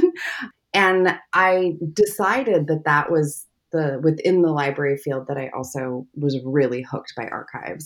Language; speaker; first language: English; native; English